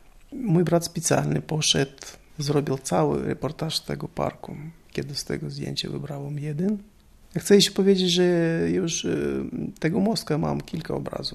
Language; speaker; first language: Polish; non-native, learner; Russian